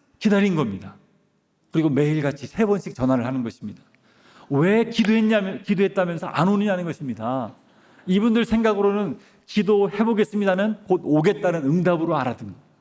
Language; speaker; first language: Korean; native; Korean